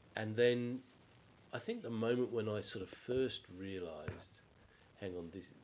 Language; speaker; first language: English; native; English